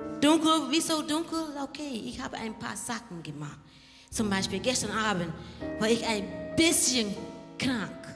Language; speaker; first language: German; non-native, learner; English